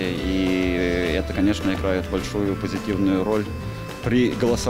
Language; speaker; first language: Russian; native; Russian